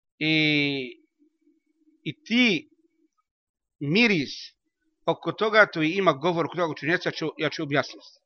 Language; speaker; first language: Bosnian; non-native, learner; Arabic